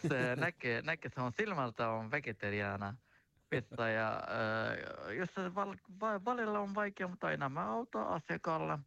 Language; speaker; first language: Finnish; non-native, learner; Turkish